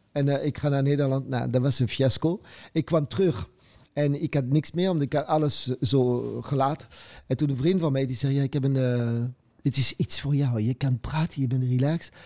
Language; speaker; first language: Dutch; non-native, fluent; French